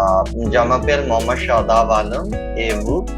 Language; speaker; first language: French; non-native, learner; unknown